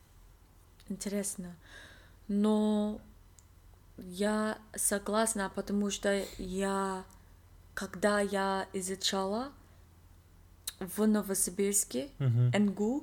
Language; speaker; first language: Russian; non-native, learner; English